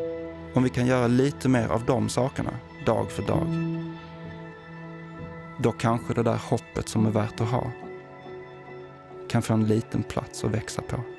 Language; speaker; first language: Swedish; native; Swedish